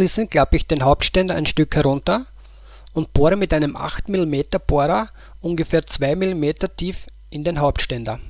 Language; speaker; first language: German; native; German